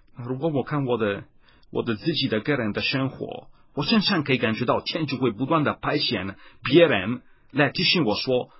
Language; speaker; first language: Chinese; non-native, fluent; Italian